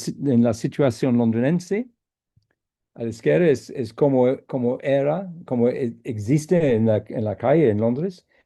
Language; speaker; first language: Spanish; non-native, fluent; English